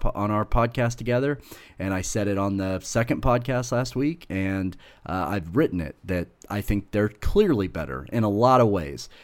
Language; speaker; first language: English; native; English